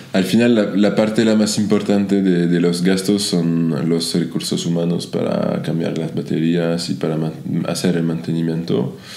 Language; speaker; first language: Spanish; non-native, fluent; French